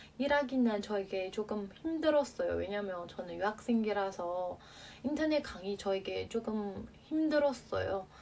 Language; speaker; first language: Korean; non-native, learner; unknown